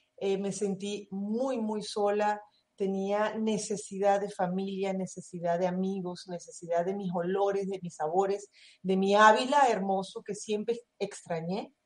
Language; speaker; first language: Spanish; native; Spanish